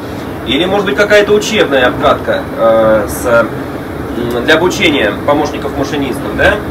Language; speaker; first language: Russian; native; Russian